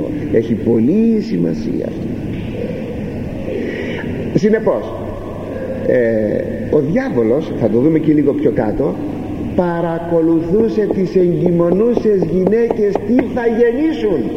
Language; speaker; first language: Greek; native; Greek